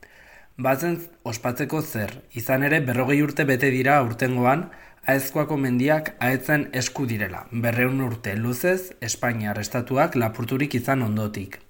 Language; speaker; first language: Basque; native; Basque